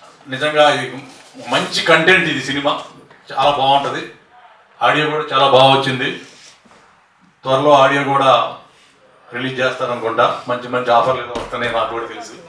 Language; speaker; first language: Telugu; native; Telugu